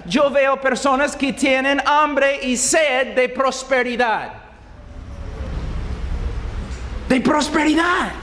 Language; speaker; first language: Spanish; non-native, fluent; English